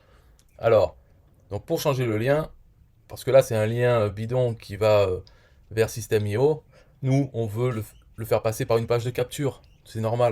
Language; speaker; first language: French; native; French